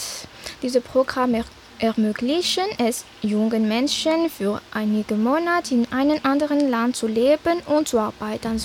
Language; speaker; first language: German; non-native, fluent; Malagasy